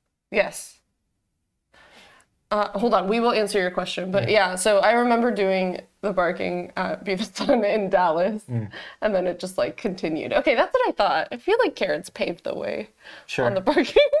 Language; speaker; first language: English; native; English